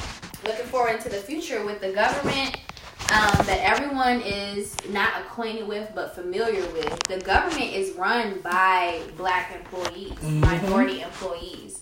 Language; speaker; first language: English; native; English